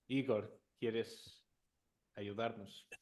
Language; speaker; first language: Spanish; non-native, learner; Portuguese